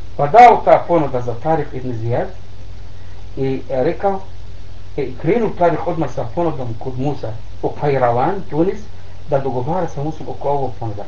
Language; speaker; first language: Bosnian; non-native, learner; Arabic